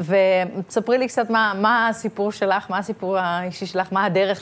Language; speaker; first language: Hebrew; native; Hebrew